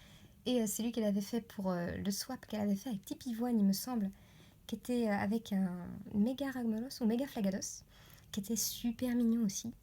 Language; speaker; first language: French; native; French